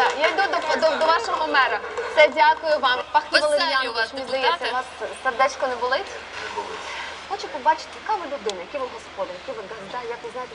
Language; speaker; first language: Ukrainian; native; Ukrainian